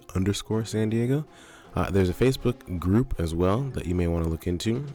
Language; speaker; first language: English; native; English